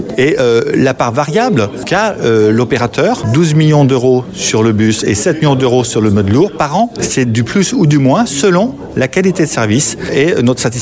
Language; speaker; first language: French; native; French